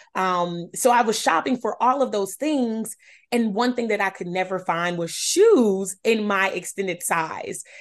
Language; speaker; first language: English; native; English